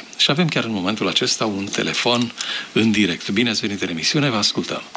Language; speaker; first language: Romanian; native; Romanian